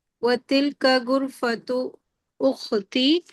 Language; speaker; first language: Arabic; non-native, learner; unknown